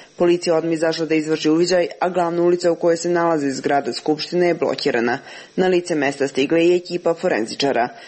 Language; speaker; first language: Serbian; non-native, local second language; Albanian